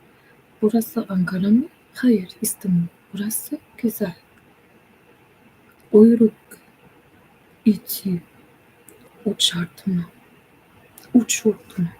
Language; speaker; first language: Turkish; non-native, learner; English